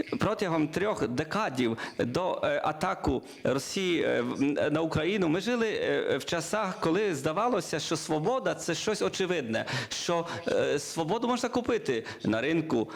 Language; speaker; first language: Ukrainian; non-native, learner; Polish